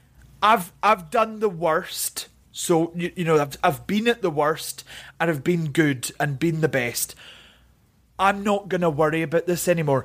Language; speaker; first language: English; native; English